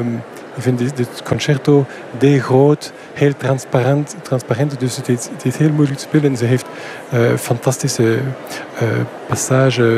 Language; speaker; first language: Dutch; non-native, fluent; French